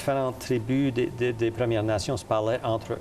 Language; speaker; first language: French; native; French